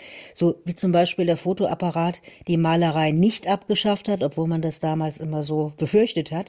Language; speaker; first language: German; native; German